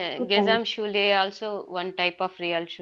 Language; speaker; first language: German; non-native, learner; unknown